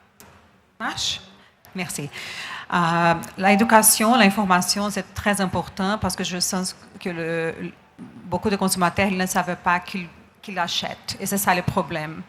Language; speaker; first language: French; non-native, learner; Portuguese